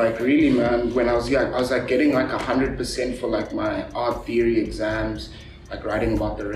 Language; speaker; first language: English; non-native, local second language; Afrikaans